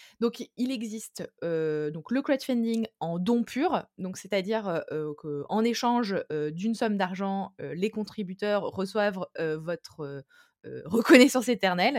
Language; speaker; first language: French; native; French